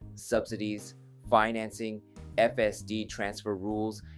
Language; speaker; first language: English; non-native, fluent; Japanese